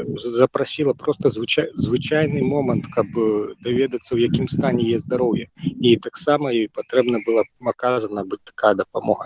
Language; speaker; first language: Belarusian; non-native, local second language; Russian